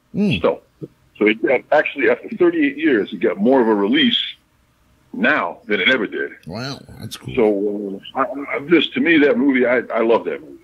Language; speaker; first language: English; native; English